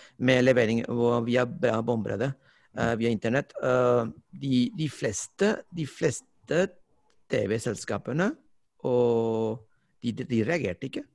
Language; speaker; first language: Norwegian; non-native, fluent; Spanish